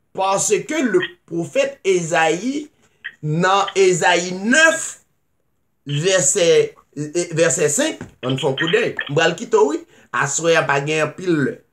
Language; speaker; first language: French; non-native, local second language; Haitian Creole